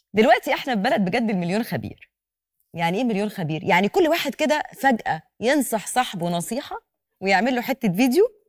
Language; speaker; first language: Egyptian Arabic; native; Egyptian Arabic